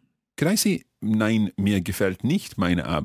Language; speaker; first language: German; non-native, learner; English